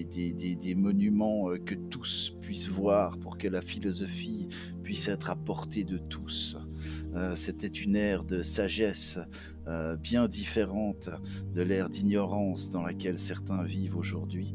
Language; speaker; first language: French; native; French